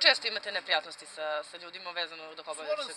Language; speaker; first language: Serbian; native; Serbian